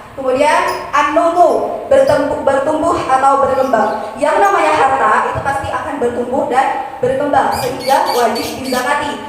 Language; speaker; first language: Indonesian; non-native, local second language; Madurese